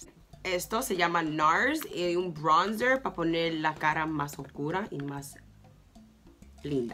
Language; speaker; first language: Spanish; early bilingual, heritage; English